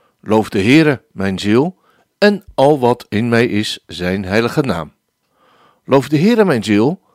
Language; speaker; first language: Dutch; native; Dutch